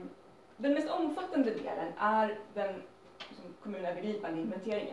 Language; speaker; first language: Swedish; native; Swedish